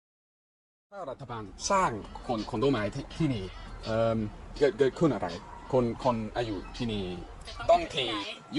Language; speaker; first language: Thai; non-native, learner; English